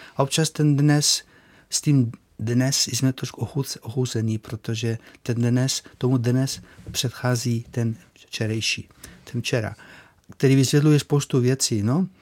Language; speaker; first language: Czech; non-native, fluent; Spanish